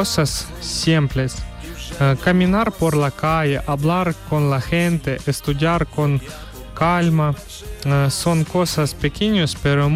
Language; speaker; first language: Spanish; non-native, learner; Ukrainian